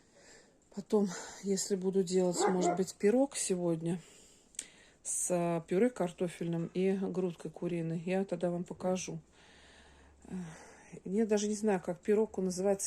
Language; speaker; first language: Russian; native; Russian